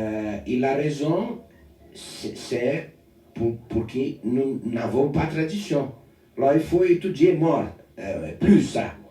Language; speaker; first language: French; non-native, learner; Portuguese